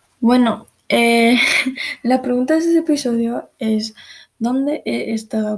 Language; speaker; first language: Spanish; early bilingual, heritage; Spanish